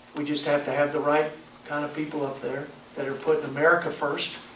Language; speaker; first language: English; native; English